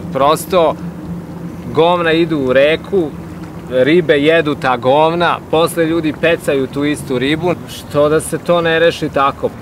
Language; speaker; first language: Serbian; native; Serbian